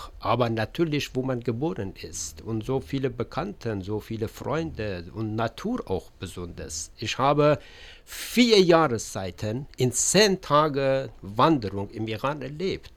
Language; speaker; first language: German; non-native, learner; Persian